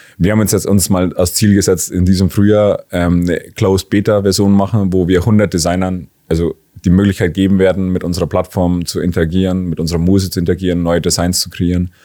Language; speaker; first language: German; native; German